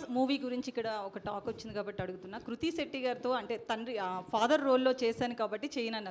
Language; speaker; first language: Telugu; native; Telugu